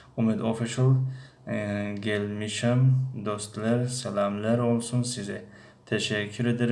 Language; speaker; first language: Turkish; non-native, fluent; Tajik